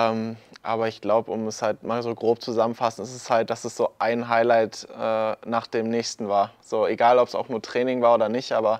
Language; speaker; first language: German; native; German